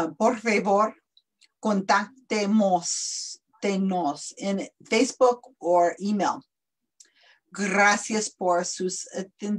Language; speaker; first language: Spanish; non-native, learner; English